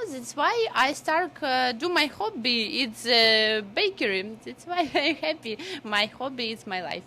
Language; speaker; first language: English; non-native, learner; Ukrainian